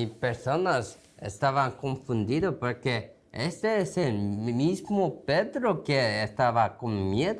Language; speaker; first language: Spanish; non-native, fluent; Korean